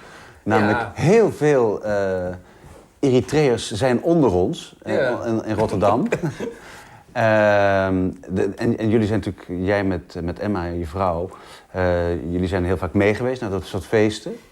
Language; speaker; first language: Dutch; native; Dutch